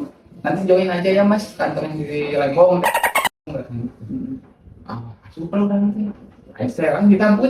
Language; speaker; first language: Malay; non-native, local second language; Sundanese